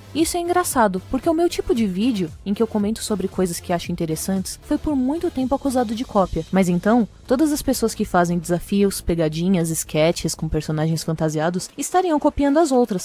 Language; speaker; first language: Portuguese; native; Portuguese